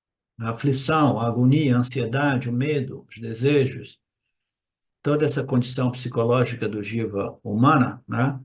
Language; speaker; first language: Portuguese; native; Portuguese